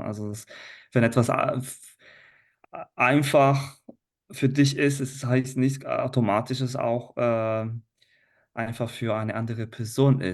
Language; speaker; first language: German; non-native, fluent; Italian